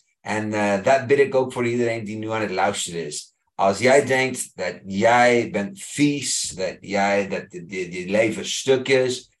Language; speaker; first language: Dutch; non-native, fluent; English